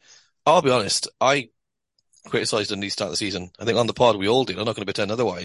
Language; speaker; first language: English; native; English